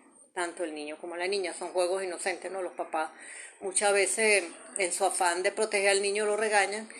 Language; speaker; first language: Spanish; native; Spanish